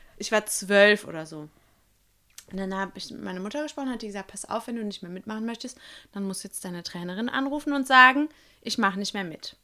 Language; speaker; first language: German; native; German